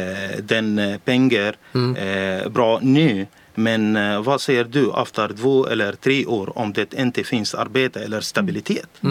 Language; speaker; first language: Swedish; non-native, learner; Arabic